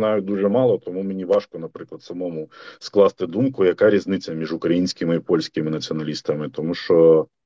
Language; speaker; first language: Ukrainian; native; Ukrainian